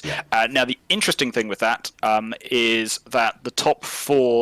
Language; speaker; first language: English; native; English